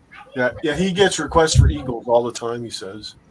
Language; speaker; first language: English; native; English